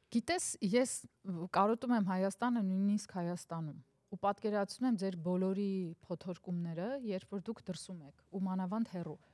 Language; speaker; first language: Armenian; native; Armenian